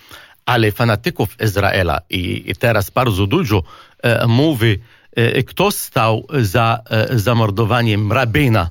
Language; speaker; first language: Polish; non-native, fluent; Arabic